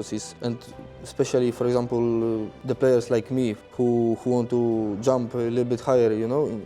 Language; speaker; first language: English; non-native, fluent; Polish